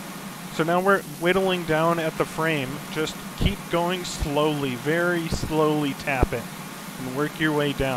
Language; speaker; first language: English; native; English